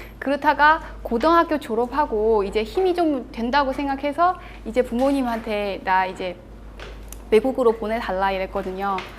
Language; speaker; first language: Korean; non-native, fluent; Chinese